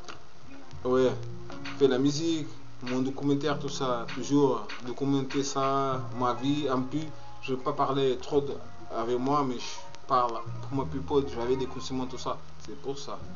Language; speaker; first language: French; non-native, learner; Portuguese